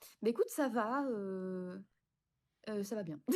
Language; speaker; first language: French; native; French